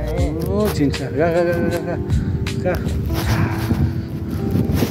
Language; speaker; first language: Korean; non-native, learner; Bangla